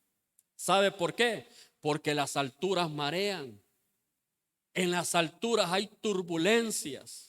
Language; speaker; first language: Spanish; native; Spanish